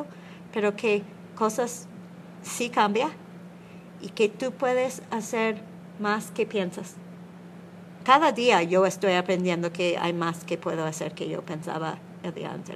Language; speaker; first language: Spanish; non-native, learner; English